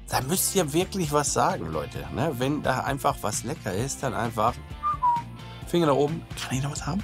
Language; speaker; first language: German; native; German